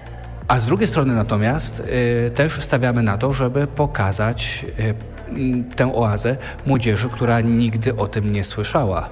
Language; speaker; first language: Polish; native; Polish